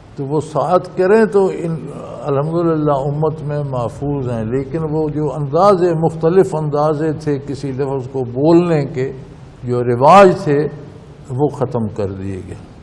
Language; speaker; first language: Urdu; non-native, local second language; Punjabi